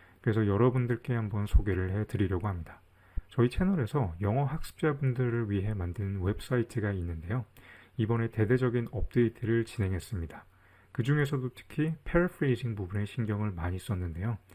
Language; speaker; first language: Korean; native; Korean